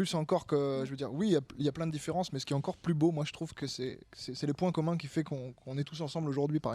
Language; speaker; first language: French; native; French